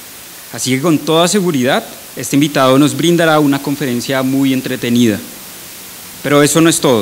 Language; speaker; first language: Spanish; native; Spanish